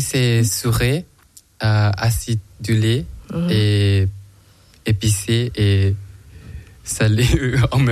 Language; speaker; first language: French; non-native, learner; Thai